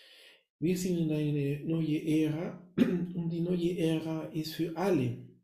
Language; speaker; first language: German; non-native, fluent; Spanish